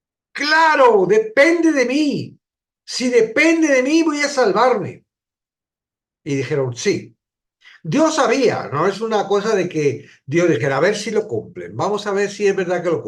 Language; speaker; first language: Spanish; native; Spanish